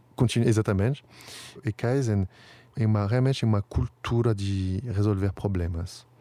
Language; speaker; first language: Portuguese; non-native, fluent; French